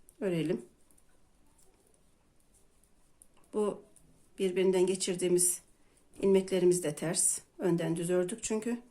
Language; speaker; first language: Turkish; native; Turkish